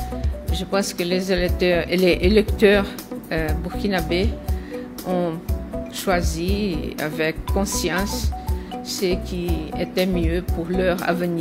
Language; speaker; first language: French; non-native, fluent; Portuguese